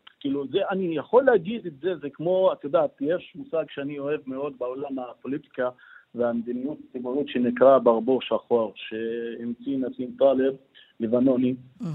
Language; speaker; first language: Hebrew; non-native, local second language; Arabic